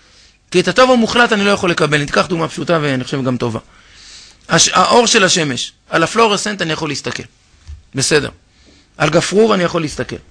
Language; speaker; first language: Hebrew; native; Hebrew